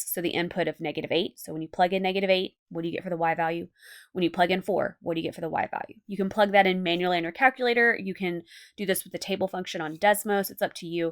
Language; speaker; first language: English; native; English